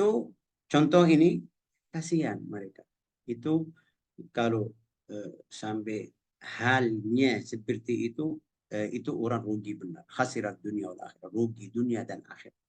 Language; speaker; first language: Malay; non-native, fluent; Arabic